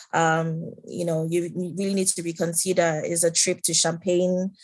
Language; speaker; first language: English; non-native, local second language; Yoruba